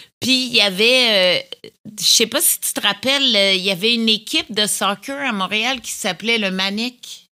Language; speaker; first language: French; native; French